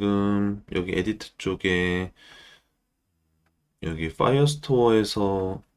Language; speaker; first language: Korean; native; Korean